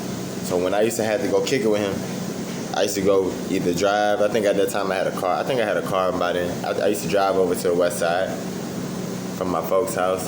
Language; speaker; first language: English; native; English